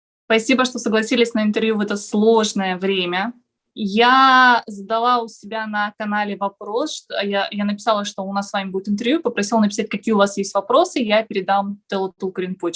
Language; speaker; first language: Russian; native; Russian